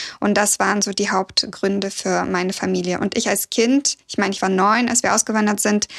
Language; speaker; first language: German; early bilingual, other home language; Russian